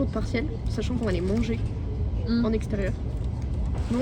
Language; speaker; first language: French; native; French